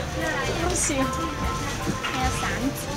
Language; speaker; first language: Chinese; non-native, local second language; Cantonese